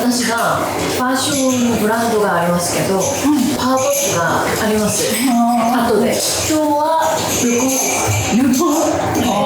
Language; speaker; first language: Japanese; non-native, learner; Korean